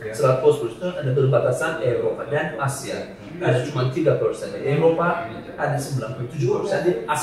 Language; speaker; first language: Indonesian; non-native, learner; Turkish